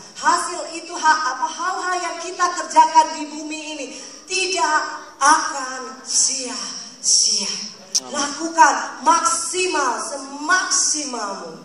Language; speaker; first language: Indonesian; native; Indonesian